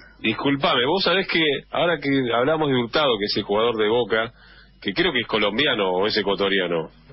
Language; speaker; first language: Spanish; native; Spanish